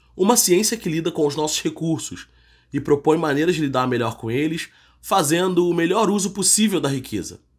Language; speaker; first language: Portuguese; native; Portuguese